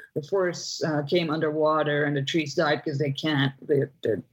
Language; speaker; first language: English; non-native, fluent; Dutch